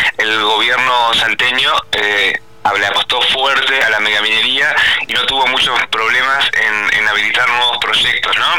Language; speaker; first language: Spanish; native; Spanish